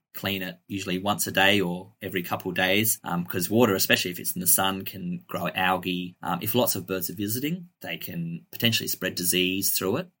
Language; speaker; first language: English; native; English